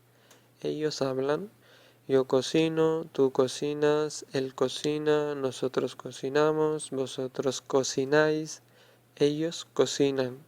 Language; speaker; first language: Spanish; non-native, fluent; Urdu